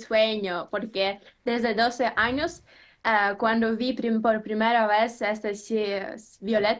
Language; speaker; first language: Spanish; non-native, learner; Ukrainian